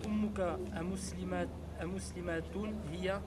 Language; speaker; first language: Arabic; non-native, learner; French